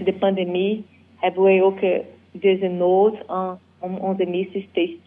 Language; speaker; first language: Dutch; non-native, learner; Portuguese